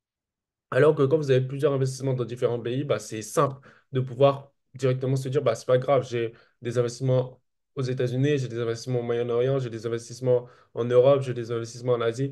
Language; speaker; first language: French; native; French